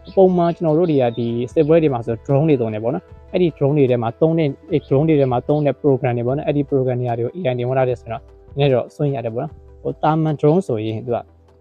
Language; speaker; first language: Burmese; non-native, local second language; Hakha Chin